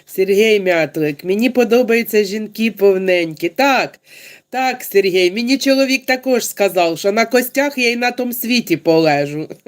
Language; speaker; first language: Ukrainian; non-native, local second language; Russian